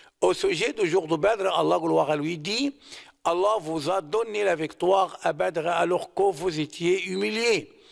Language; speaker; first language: French; non-native, fluent; Arabic